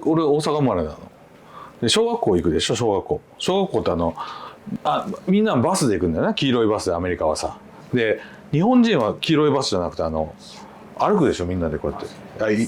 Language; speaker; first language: Japanese; native; Japanese